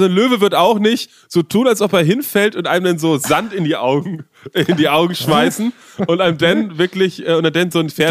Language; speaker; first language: German; native; German